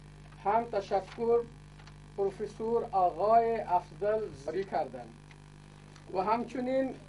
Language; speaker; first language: Persian; non-native, fluent; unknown